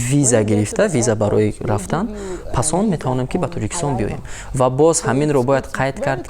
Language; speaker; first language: Persian; non-native, fluent; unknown